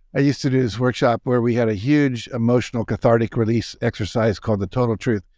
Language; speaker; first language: English; native; English